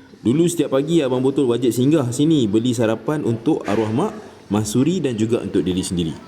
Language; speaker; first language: Malay; native; Malay